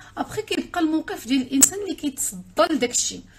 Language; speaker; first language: French; non-native, local second language; Arabic